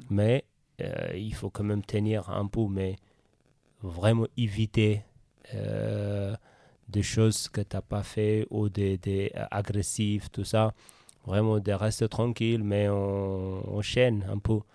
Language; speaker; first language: French; non-native, fluent; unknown